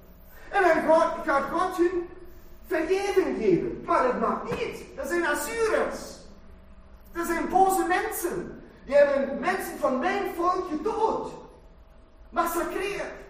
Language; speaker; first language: Dutch; non-native, fluent; German